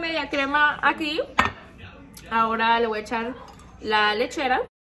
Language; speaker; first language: Spanish; early bilingual, heritage; Spanish